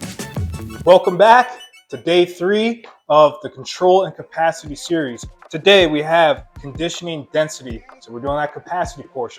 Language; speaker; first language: English; native; English